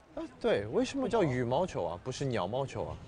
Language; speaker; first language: Chinese; non-native, fluent; Korean